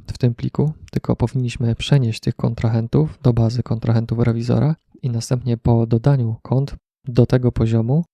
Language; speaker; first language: Polish; native; Polish